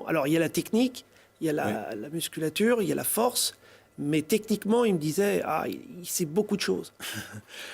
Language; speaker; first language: French; native; French